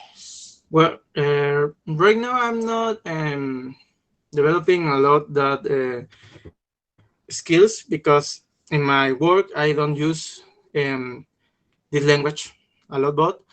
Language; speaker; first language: English; non-native, learner; Spanish